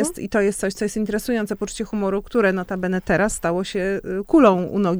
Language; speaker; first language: Polish; native; Polish